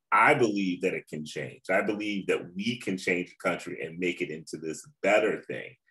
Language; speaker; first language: English; native; English